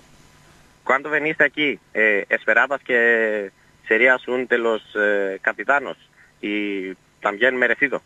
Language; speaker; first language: Spanish; non-native, learner; Greek